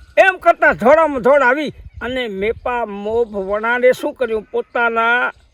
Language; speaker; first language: Gujarati; native; Gujarati